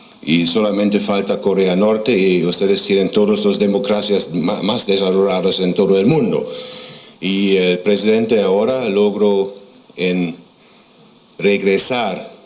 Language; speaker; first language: Spanish; non-native, fluent; German